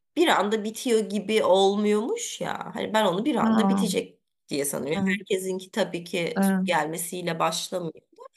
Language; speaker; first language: Turkish; early bilingual, heritage; Turkish